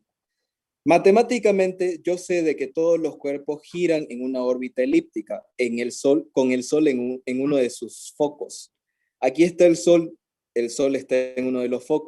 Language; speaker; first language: Spanish; native; Spanish